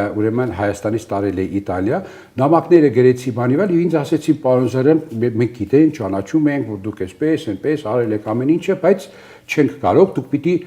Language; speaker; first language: Armenian; early bilingual, other home language; Italian